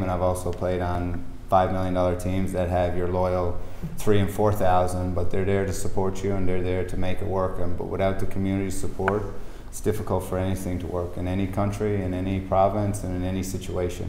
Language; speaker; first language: English; native; English